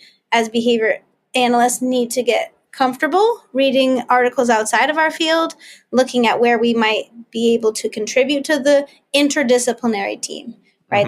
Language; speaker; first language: English; native; English